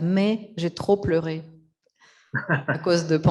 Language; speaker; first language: French; non-native, fluent; Russian